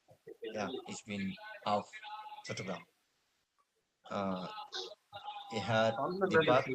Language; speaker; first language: German; non-native, fluent; Bangla